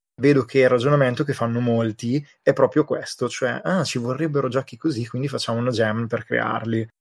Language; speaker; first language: Italian; native; Italian